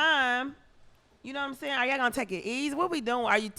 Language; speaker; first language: English; native; English